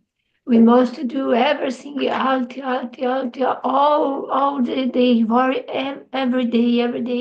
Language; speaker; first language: English; non-native, learner; Portuguese